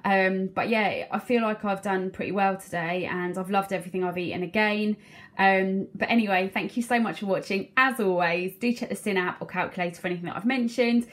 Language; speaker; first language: English; native; English